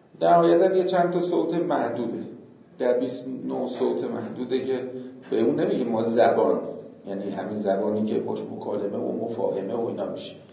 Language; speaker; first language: Persian; native; Persian